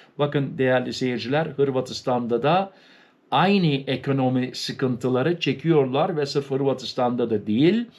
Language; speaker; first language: Turkish; early bilingual, heritage; Turkish